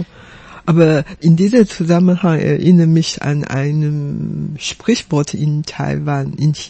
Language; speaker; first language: German; non-native, fluent; Chinese